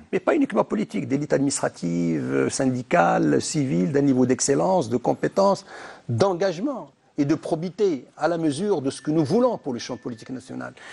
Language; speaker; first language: French; non-native, local second language; Arabic